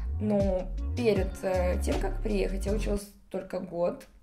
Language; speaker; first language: Russian; non-native, learner; Portuguese